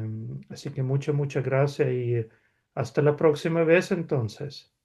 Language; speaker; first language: Spanish; non-native, fluent; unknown